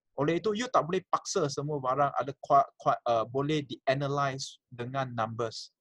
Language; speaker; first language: Malay; non-native, local second language; Chinese